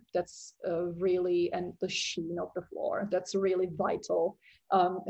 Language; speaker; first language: English; non-native, fluent; Czech